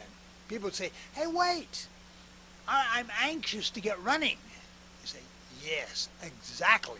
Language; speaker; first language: English; native; English